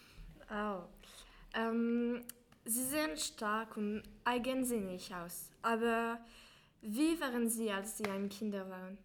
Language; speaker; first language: German; non-native, learner; French